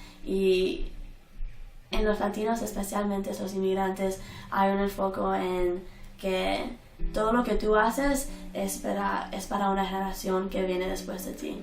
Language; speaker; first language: Spanish; early bilingual, heritage; Spanish